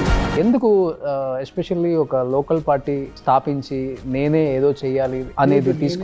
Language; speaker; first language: Telugu; native; Telugu